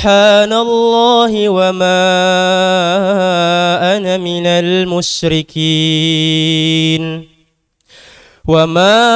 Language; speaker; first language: Arabic; non-native, learner; Indonesian